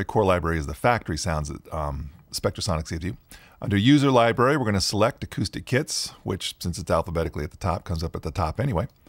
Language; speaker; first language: English; native; English